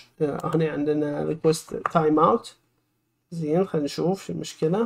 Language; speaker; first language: Arabic; native; Arabic